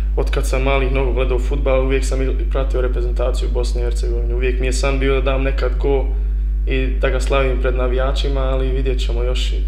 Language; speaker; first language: Croatian; early bilingual, heritage; Bosnian